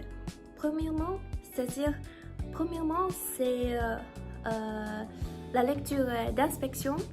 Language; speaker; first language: French; non-native, learner; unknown